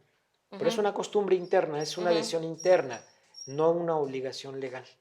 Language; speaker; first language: Spanish; native; Spanish